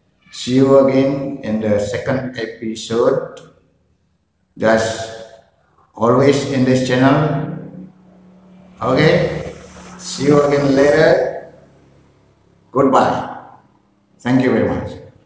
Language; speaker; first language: English; non-native, learner; Indonesian